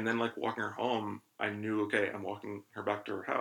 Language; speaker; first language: English; native; English